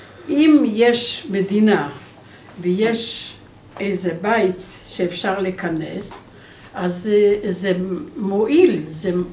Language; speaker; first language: Hebrew; non-native, fluent; Polish